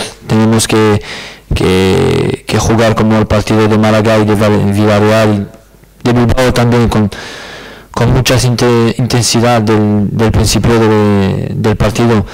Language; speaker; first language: Spanish; non-native, learner; French